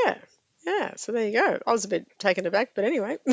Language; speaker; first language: English; native; English